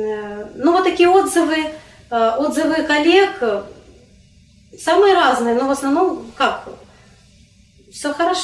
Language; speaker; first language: Russian; non-native, local second language; Crimean Tatar